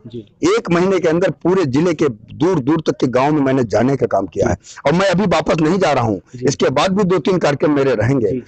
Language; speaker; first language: Hindi; native; Hindi